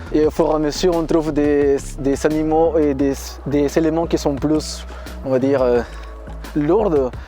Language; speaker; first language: French; non-native, fluent; Spanish